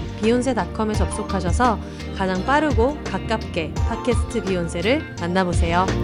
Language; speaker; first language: Korean; native; Korean